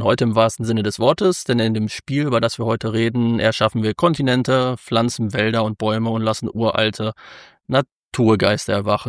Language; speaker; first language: German; native; German